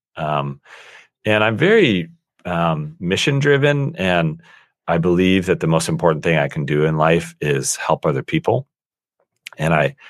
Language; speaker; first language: English; native; English